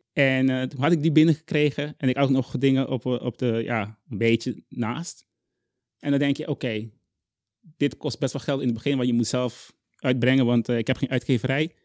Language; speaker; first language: Dutch; non-native, local second language; Papiamento